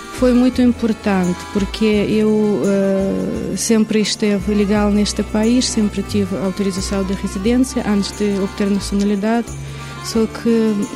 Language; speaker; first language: Portuguese; non-native, fluent; Russian